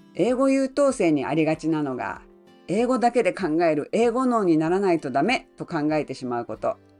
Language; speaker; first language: Japanese; native; Japanese